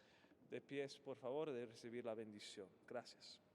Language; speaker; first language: Spanish; non-native, fluent; English